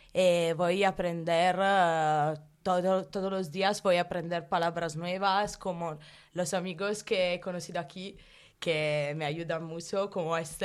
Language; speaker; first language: Spanish; non-native, learner; Italian